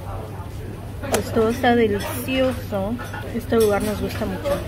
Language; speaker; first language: Spanish; native; Spanish